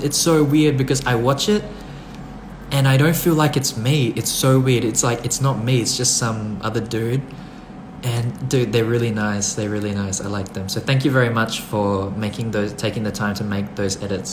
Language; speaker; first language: English; early bilingual, other home language; Thai